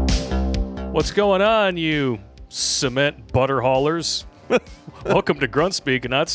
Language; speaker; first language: English; native; English